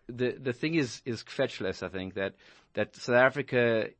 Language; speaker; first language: English; native; English